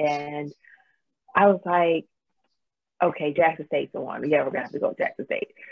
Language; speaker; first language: English; native; English